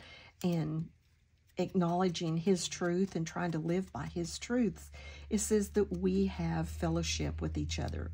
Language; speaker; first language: English; native; English